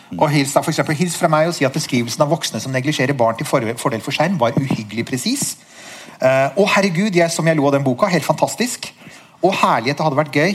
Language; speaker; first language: Norwegian; native; Norwegian